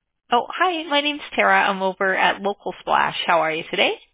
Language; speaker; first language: English; native; English